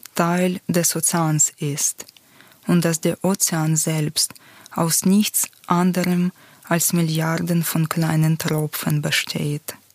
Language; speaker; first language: German; non-native, fluent; Ukrainian